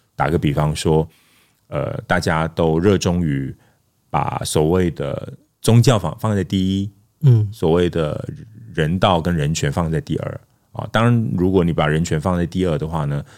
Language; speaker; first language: Chinese; non-native, local second language; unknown